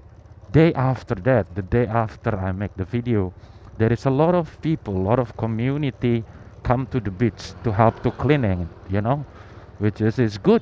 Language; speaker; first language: English; non-native, learner; Indonesian